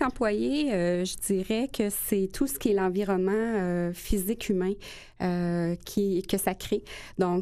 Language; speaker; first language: French; native; French